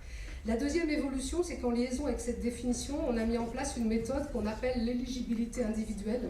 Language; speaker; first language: French; native; French